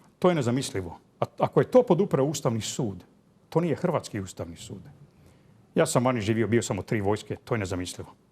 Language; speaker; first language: Bosnian; early bilingual, heritage; Croatian